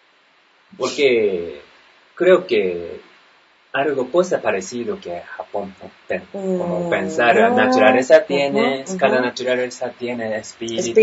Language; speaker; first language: Spanish; non-native, learner; Japanese